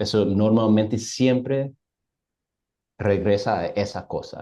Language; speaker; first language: Spanish; non-native, fluent; English